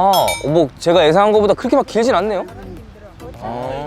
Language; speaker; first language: Korean; native; Korean